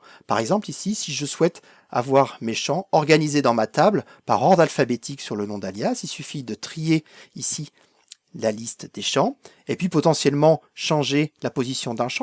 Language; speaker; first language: French; native; French